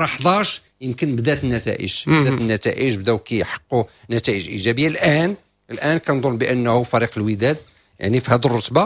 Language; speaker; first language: Arabic; native; Arabic